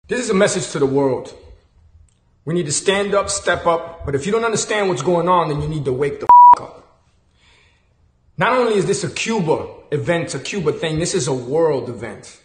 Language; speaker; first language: English; early bilingual, other home language; Spanish